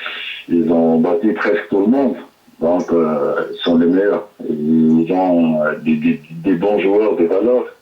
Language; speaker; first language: French; non-native, local second language; Arabic